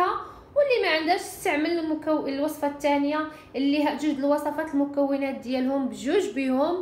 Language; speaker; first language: Arabic; native; Arabic